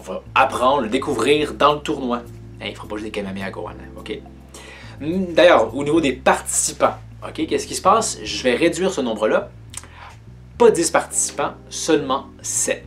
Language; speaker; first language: French; native; French